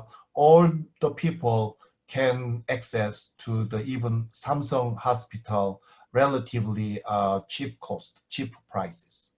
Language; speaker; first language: English; non-native, fluent; Korean